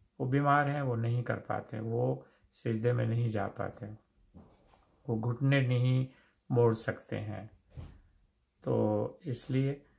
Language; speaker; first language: Hindi; native; Hindi